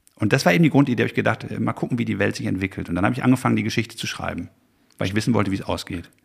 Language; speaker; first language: German; native; German